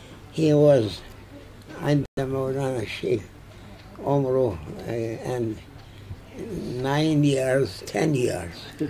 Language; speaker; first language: English; non-native, learner; Turkish